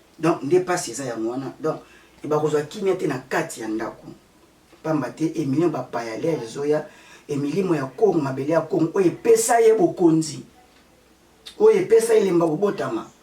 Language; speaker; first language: Lingala; non-native, local second language; Kongo